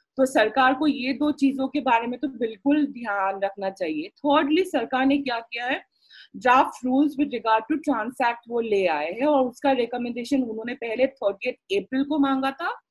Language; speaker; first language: Hindi; non-native, local second language; Assamese